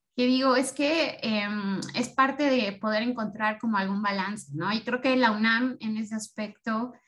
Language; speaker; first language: Spanish; native; Spanish